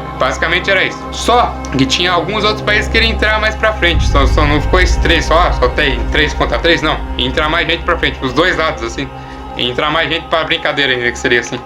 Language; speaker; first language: Portuguese; native; Portuguese